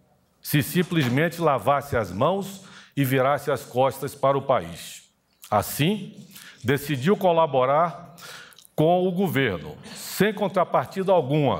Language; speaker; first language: Portuguese; native; Portuguese